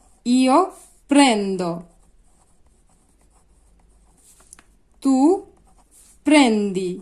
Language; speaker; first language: Italian; non-native, fluent; Bangla